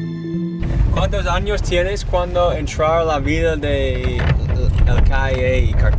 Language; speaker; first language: Spanish; non-native, learner; English